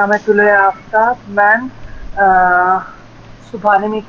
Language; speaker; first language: Persian; non-native, learner; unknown